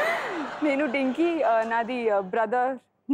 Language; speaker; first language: Telugu; non-native, learner; Sindhi